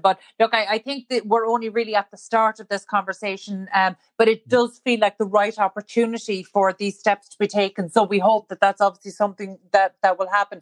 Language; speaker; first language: English; native; English